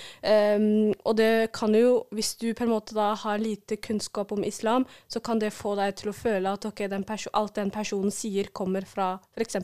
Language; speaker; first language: Norwegian; early bilingual, other home language; Somali